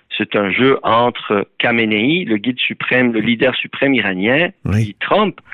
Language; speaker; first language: French; early bilingual, other home language; Persian